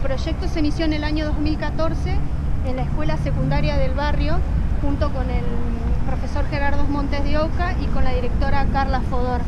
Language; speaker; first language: Spanish; native; Spanish